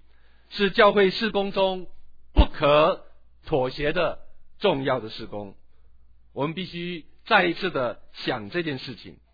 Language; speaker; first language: Chinese; native; Chinese